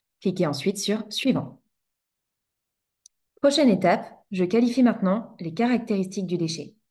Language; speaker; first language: French; native; French